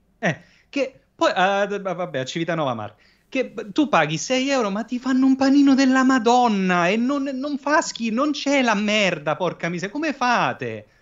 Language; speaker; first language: Italian; native; Italian